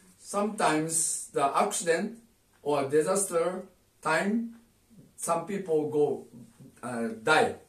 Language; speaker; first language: English; non-native, learner; Japanese